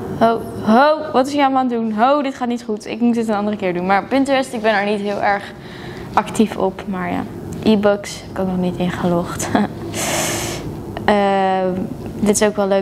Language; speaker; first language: Dutch; native; Dutch